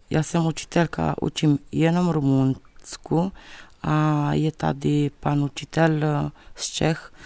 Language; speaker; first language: Czech; early bilingual, heritage; Czech